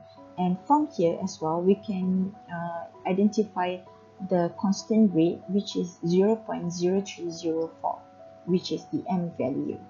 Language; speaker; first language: English; non-native, local second language; Malay